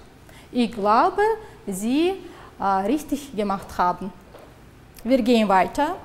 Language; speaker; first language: German; non-native, fluent; Uzbek